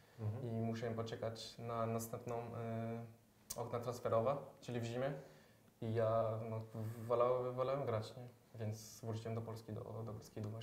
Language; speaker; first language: Polish; early bilingual, heritage; French